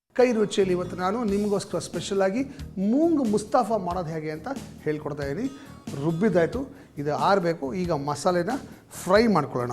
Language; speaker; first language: Kannada; native; Kannada